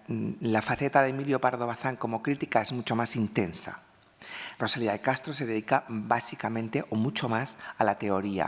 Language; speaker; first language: Spanish; native; Spanish